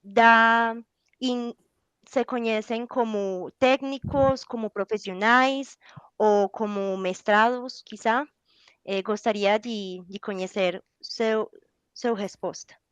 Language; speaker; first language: Portuguese; non-native, learner; Spanish